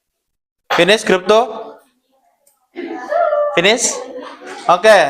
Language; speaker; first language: English; non-native, learner; Indonesian